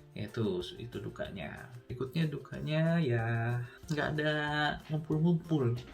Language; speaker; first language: Indonesian; native; Indonesian